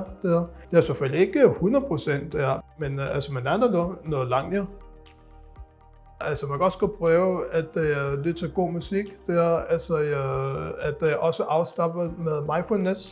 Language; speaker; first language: Danish; non-native, local second language; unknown